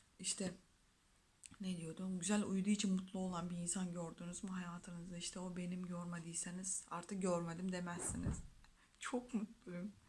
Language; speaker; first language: Turkish; non-native, fluent; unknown